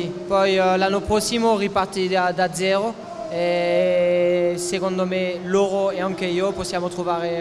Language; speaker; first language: Italian; non-native, fluent; French